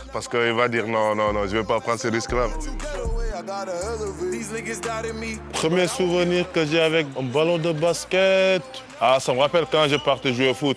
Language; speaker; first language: French; non-native, local second language; Wolof